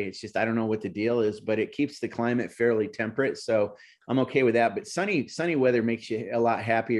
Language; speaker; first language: English; native; English